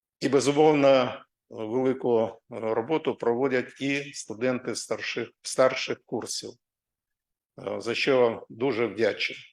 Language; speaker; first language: Ukrainian; non-native, local second language; Russian